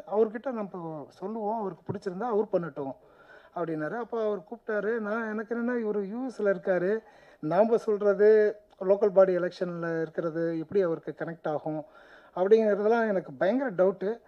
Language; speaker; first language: Tamil; native; Tamil